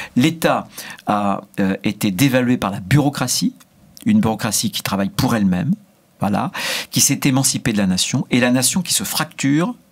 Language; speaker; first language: French; native; French